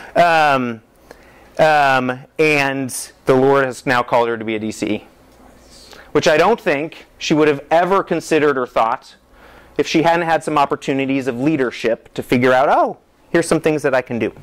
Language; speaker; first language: English; native; English